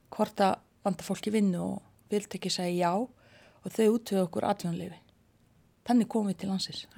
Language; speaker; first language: Icelandic; non-native, fluent; Bosnian